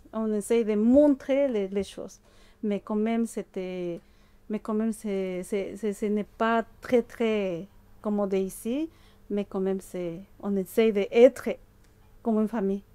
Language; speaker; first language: French; non-native, fluent; Spanish